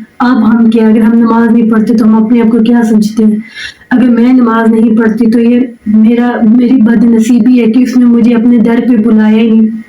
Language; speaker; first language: Urdu; native; Urdu